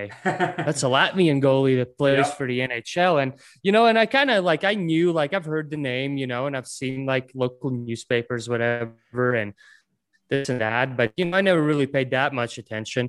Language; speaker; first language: English; non-native, fluent; Latvian